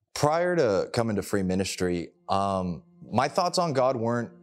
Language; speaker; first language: English; native; English